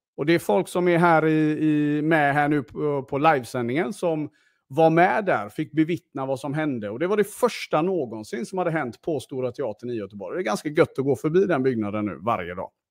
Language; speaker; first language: Swedish; early bilingual, other home language; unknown